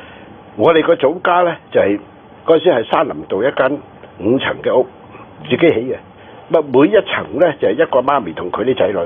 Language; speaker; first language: Cantonese; native; Cantonese